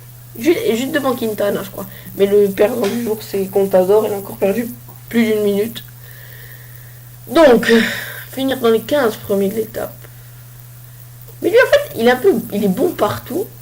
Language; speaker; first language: French; native; French